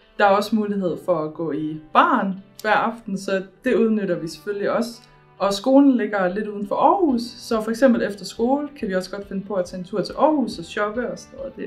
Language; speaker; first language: Danish; native; Danish